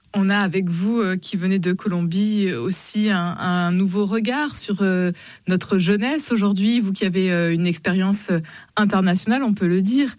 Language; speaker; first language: French; native; French